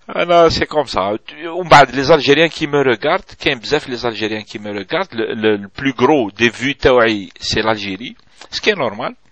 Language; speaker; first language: French; non-native, local second language; Arabic